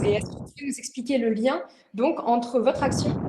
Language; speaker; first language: French; native; French